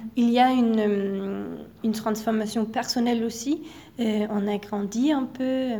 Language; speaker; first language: French; non-native, fluent; Danish